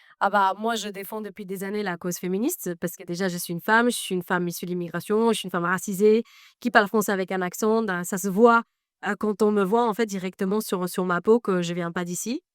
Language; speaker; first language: French; non-native, fluent; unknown